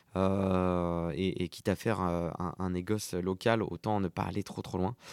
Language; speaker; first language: French; native; French